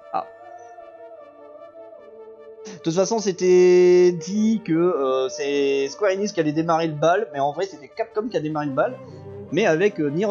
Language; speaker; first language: French; native; French